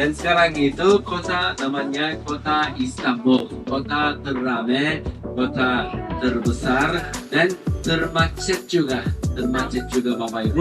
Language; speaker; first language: Indonesian; non-native, learner; Turkish